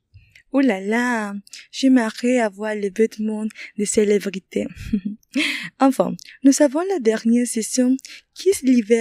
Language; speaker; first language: French; non-native, learner; Spanish